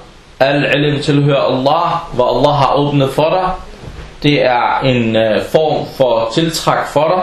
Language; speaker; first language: Danish; early bilingual, other home language; Arabic